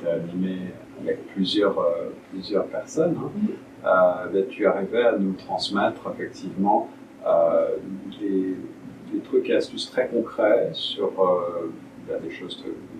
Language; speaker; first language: French; native; French